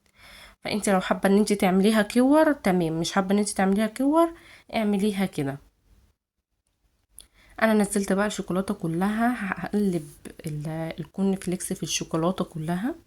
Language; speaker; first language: Arabic; native; Arabic